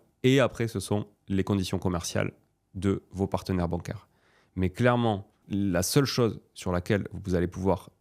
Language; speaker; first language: French; native; French